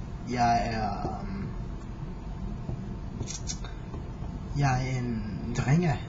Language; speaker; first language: Danish; non-native, learner; English